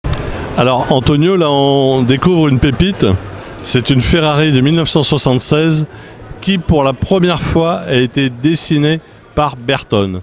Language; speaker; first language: French; native; French